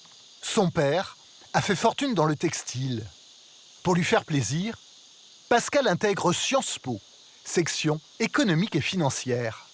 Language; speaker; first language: French; native; French